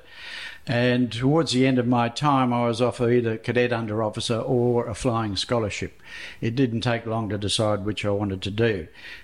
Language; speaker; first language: English; native; English